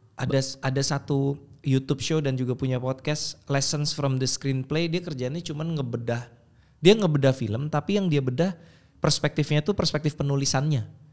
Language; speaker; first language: Indonesian; native; Indonesian